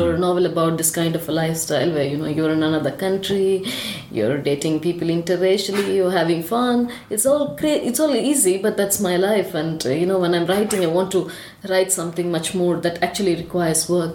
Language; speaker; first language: English; non-native, local second language; Tamil